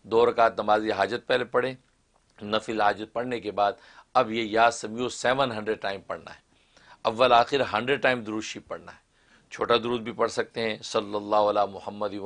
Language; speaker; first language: Urdu; non-native, local second language; Kashmiri